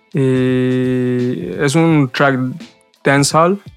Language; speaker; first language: Spanish; early bilingual, heritage; Spanish